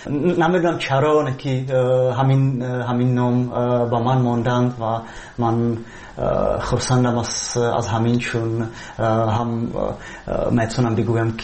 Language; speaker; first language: Persian; non-native, fluent; Czech